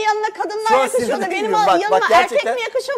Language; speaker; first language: Turkish; native; Turkish